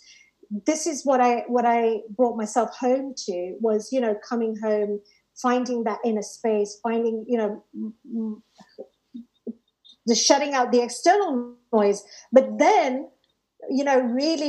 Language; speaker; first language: English; native; English